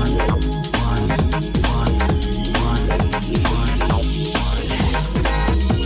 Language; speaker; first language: English; native; English